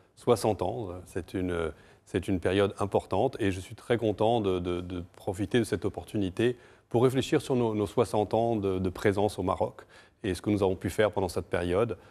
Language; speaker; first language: French; non-native, fluent; Portuguese